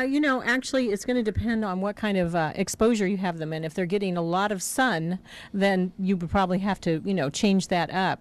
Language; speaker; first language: English; native; English